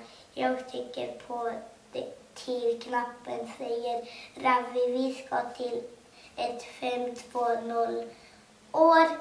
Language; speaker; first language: Swedish; early bilingual, other home language; Kurdish